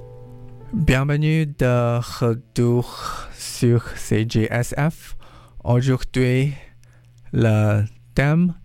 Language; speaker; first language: French; non-native, learner; English